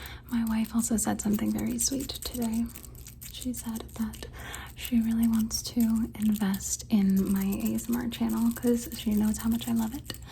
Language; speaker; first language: English; early bilingual, other home language; Spanish